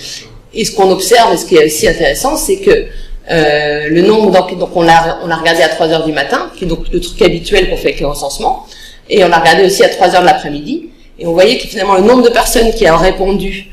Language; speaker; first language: French; native; French